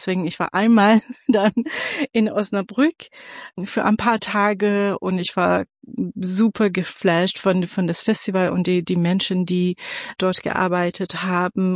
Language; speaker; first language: German; non-native, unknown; Persian